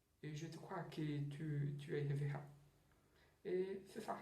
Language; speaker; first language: French; non-native, learner; Portuguese